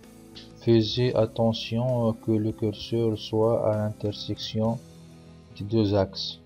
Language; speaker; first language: French; non-native, local second language; Arabic